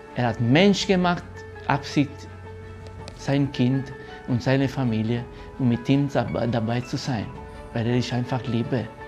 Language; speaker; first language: German; non-native, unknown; Italian